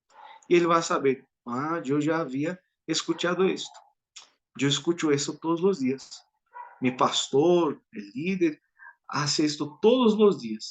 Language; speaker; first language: Portuguese; non-native, learner; Spanish